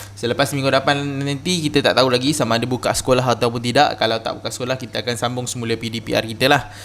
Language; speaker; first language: Malay; native; Malay